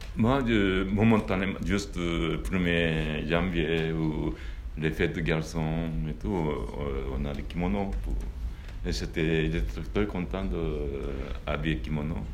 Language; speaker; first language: French; non-native, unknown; Japanese